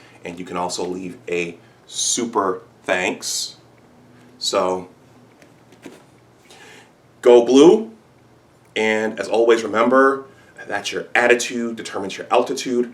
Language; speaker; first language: English; native; English